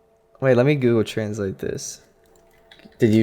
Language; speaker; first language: English; native; English